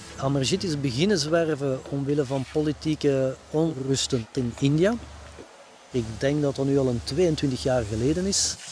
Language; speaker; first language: Dutch; native; Dutch